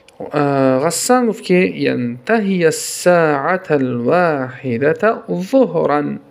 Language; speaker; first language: Arabic; non-native, fluent; Tajik